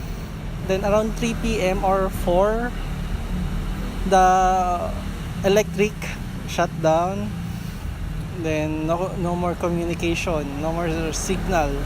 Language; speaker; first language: English; non-native, learner; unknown